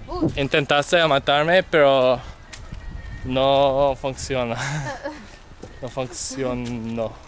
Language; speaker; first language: Spanish; non-native, learner; English